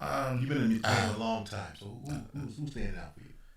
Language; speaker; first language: English; native; English